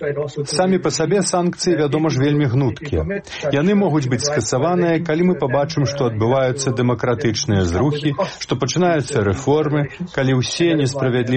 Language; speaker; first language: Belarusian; non-native, learner; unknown